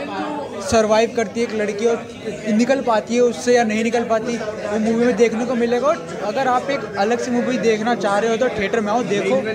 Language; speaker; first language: Hindi; native; Hindi